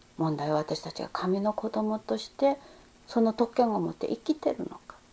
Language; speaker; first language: Japanese; non-native, fluent; Korean